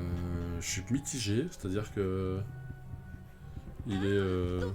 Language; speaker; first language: French; native; French